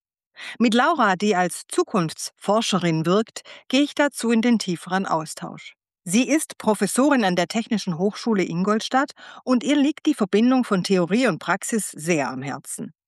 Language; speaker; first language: German; native; German